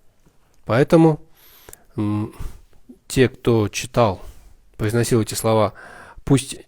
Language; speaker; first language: Russian; native; Russian